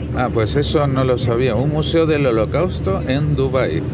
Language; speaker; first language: Spanish; native; Spanish